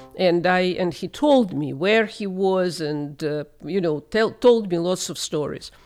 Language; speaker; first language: English; non-native, fluent; Russian